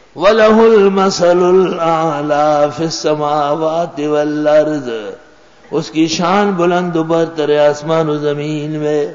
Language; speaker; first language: Urdu; non-native, local second language; Pashto